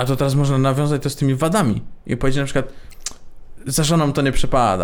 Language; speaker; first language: Polish; native; Polish